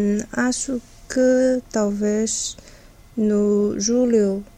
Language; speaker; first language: Portuguese; non-native, learner; Chinese